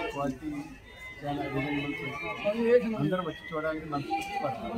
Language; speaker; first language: Telugu; native; Telugu